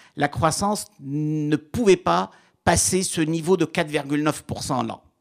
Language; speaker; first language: French; non-native, local second language; Arabic